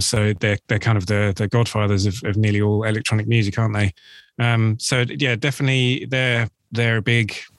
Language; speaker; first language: English; native; English